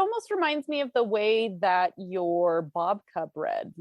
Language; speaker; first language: English; native; English